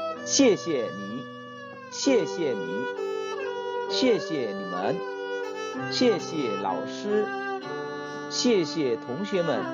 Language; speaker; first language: Chinese; non-native, fluent; Indonesian